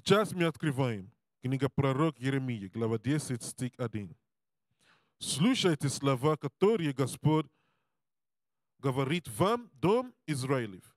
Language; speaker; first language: Russian; non-native, learner; English